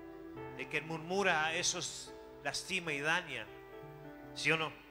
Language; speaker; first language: Spanish; native; Spanish